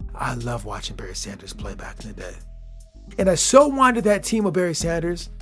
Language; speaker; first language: English; native; English